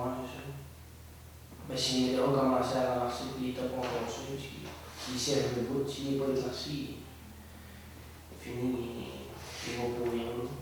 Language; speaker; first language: French; native; French